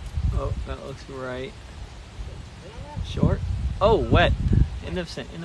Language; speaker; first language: English; native; English